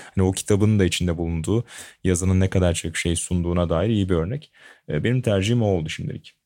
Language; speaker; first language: Turkish; native; Turkish